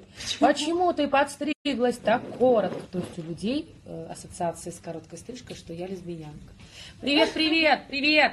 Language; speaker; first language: Russian; native; Russian